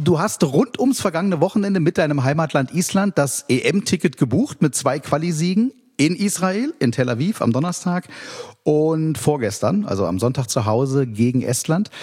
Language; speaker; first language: German; native; German